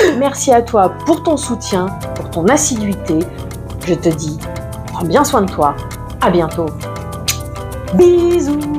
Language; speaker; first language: French; native; French